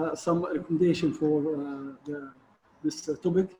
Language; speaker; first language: English; non-native, learner; Arabic